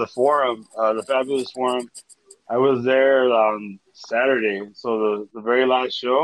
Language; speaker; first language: English; native; English